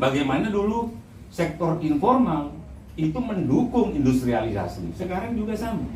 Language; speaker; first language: Indonesian; non-native, local second language; Javanese